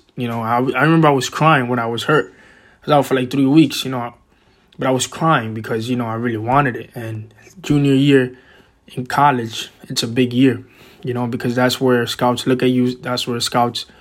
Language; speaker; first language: English; native; English